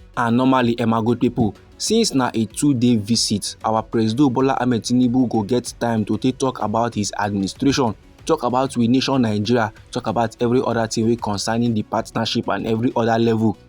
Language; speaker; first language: Nigerian Pidgin; native; Nigerian Pidgin